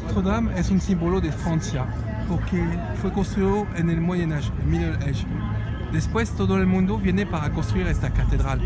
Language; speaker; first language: Spanish; non-native, learner; French